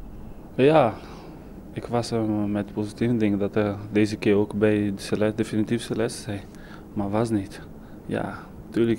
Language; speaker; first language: Dutch; non-native, learner; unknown